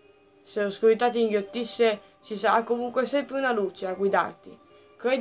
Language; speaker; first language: Italian; native; Italian